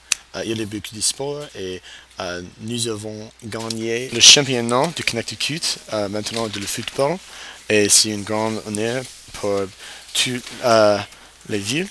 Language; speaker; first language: French; non-native, learner; English